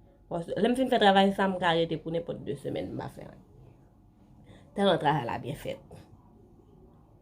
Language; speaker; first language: French; non-native, learner; Haitian Creole